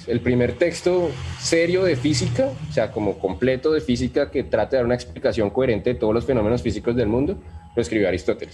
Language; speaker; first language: Spanish; native; Spanish